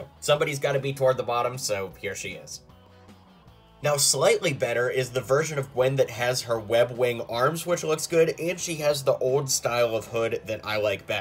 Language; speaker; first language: English; native; English